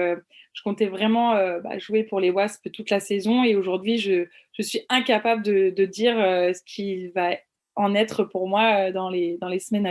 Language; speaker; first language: French; native; French